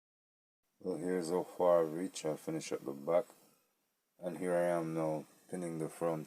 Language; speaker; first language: English; native; English